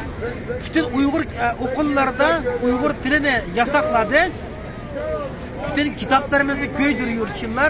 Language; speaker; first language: Turkish; non-native, learner; Uyghur